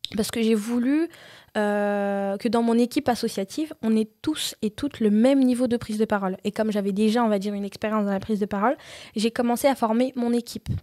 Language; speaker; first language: French; early bilingual, other home language; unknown